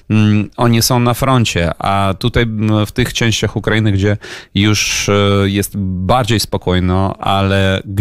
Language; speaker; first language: Polish; non-native, fluent; Ukrainian